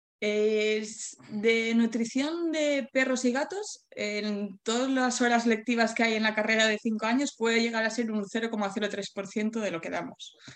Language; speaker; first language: Spanish; native; Spanish